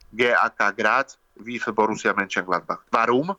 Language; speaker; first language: German; non-native, learner; Slovak